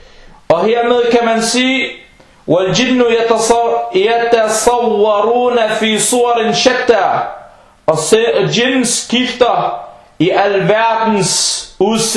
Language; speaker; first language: Danish; non-native, fluent; Arabic